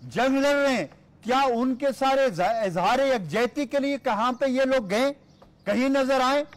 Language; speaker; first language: Urdu; non-native, local second language; Pashto